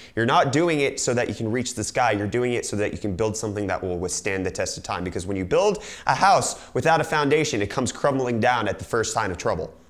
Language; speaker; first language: English; native; English